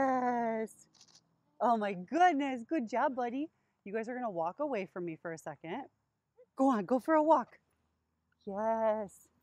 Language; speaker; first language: English; native; English